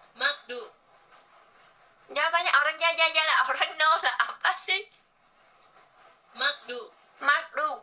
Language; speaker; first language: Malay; non-native, learner; Vietnamese